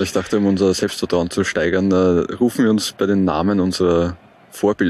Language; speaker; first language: German; native; German